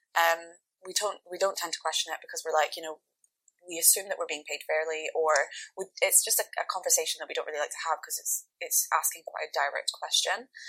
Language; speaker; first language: English; native; English